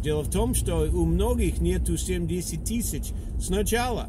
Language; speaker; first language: Russian; non-native, learner; English